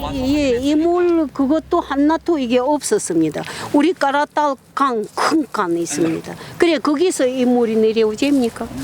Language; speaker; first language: Korean; early bilingual, heritage; Korean